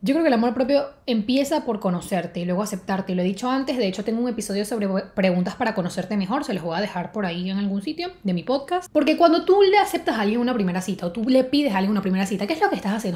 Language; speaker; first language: Spanish; native; Spanish